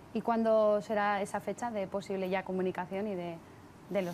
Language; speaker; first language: Spanish; native; Spanish